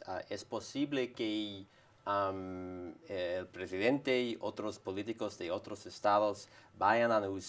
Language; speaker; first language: Spanish; non-native, fluent; English